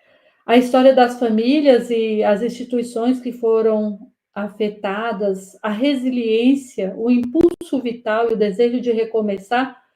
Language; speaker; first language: Portuguese; native; Portuguese